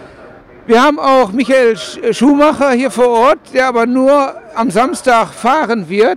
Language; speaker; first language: German; native; German